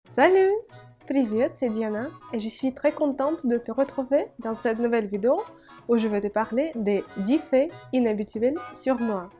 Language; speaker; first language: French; non-native, fluent; Russian